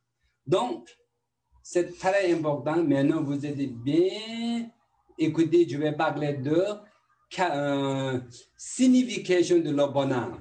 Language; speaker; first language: French; non-native, learner; Tibetan